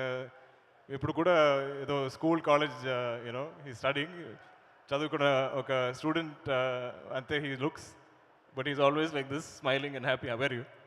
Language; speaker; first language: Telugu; non-native, learner; Malayalam